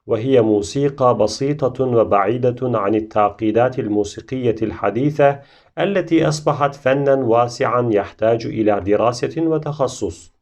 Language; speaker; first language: Arabic; non-native, fluent; Turkish